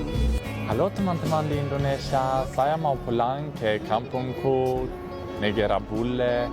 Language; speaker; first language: Indonesian; non-native, learner; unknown